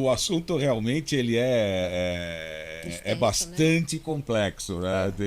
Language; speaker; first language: Portuguese; native; Portuguese